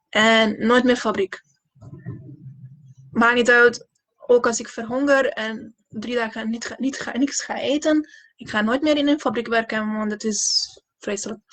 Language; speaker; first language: Dutch; non-native, fluent; Hungarian